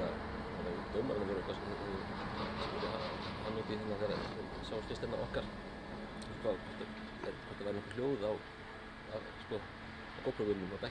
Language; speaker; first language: Icelandic; native; Icelandic